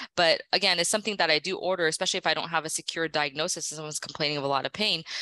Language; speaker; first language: English; native; English